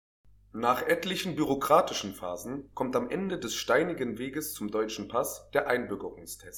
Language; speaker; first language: German; native; German